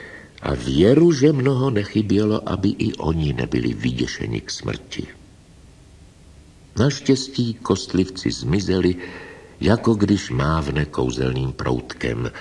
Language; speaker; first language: Czech; native; Czech